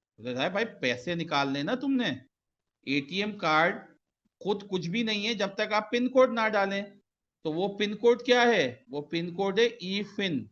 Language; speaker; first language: Urdu; native; Urdu